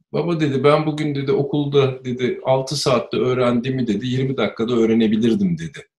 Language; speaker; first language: Turkish; early bilingual, other home language; Spanish